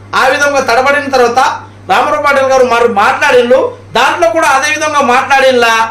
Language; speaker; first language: Telugu; non-native, local second language; Marathi